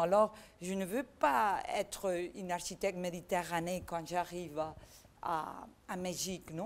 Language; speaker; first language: French; non-native, learner; Catalan